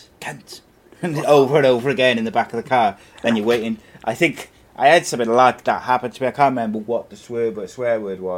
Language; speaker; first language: English; native; English